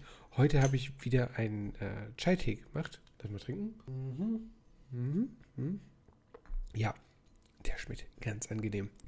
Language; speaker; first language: German; native; German